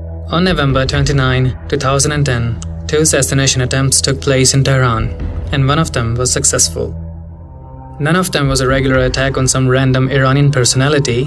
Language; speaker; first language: English; non-native, local second language; Punjabi